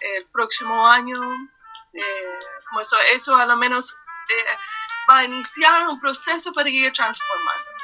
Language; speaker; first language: Spanish; non-native, fluent; English